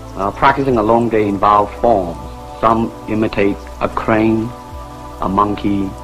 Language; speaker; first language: English; non-native, local second language; Cantonese